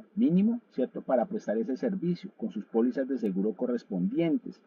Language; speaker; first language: Spanish; native; Spanish